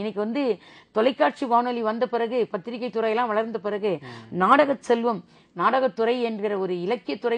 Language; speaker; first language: Tamil; native; Tamil